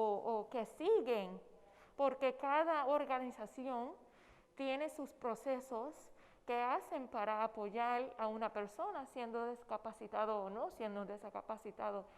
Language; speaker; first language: Spanish; non-native, fluent; English